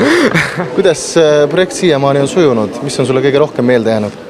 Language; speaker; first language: Estonian; native; Estonian